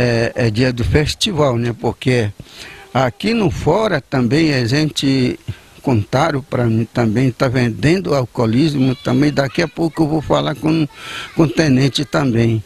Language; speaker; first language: Portuguese; non-native, local second language; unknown